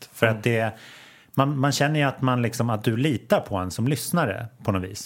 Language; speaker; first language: Swedish; native; Swedish